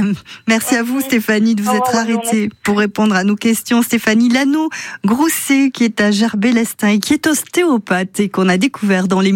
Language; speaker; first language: French; native; French